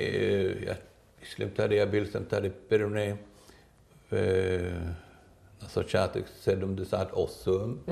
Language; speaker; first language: Czech; non-native, learner; Swedish